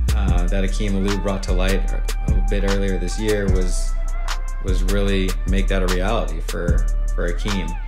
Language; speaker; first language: English; native; English